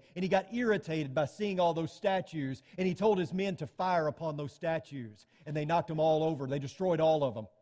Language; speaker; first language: English; native; English